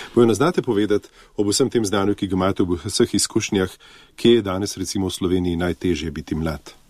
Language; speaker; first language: Slovenian; native; Slovenian